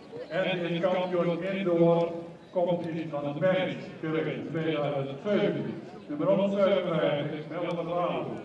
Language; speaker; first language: Dutch; native; Dutch